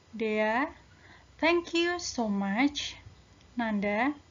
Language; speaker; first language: English; non-native, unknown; Indonesian